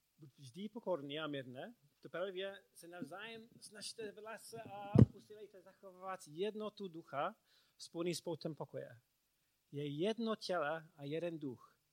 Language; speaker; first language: Czech; non-native, learner; English